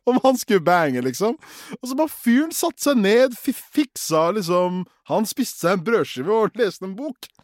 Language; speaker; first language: Norwegian; early bilingual, other home language; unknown